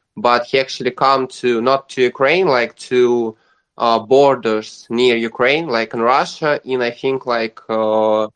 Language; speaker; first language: English; non-native, learner; Russian